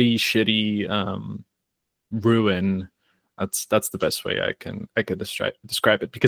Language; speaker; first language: English; non-native, fluent; Croatian